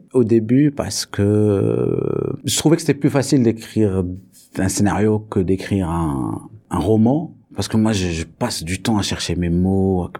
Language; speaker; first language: French; non-native, local second language; Arabic